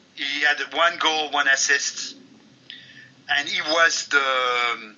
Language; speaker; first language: English; non-native, fluent; French